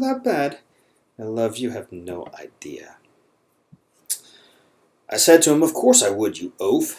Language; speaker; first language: English; native; English